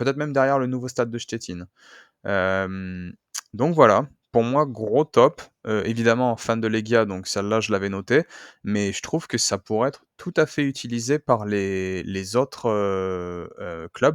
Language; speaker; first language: French; native; French